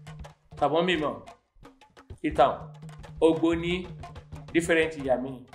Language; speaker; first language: Portuguese; non-native, learner; Yoruba